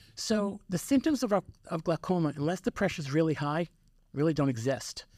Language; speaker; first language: English; native; English